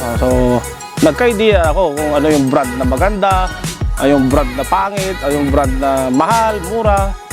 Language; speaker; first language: Filipino; non-native, local second language; Iloko